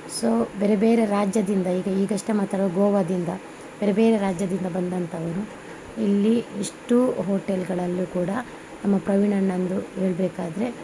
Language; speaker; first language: Kannada; non-native, local second language; Tulu